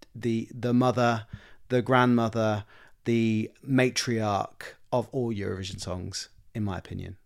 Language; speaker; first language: English; native; English